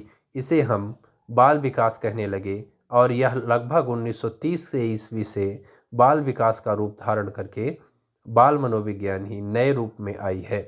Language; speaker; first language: Hindi; native; Hindi